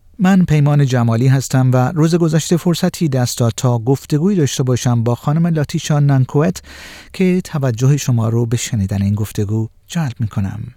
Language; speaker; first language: Persian; native; Persian